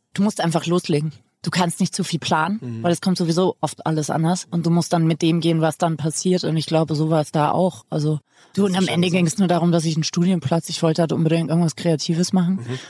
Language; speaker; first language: German; native; German